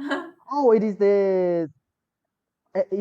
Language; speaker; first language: English; non-native, learner; Portuguese